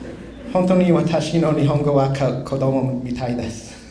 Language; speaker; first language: Japanese; non-native, learner; English